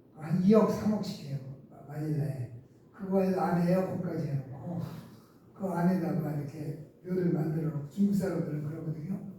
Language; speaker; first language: Korean; native; Korean